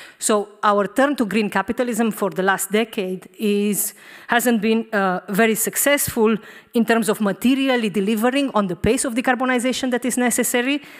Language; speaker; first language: English; non-native, fluent; Romanian